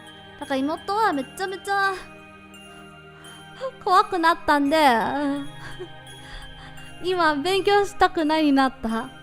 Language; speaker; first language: Japanese; non-native, learner; English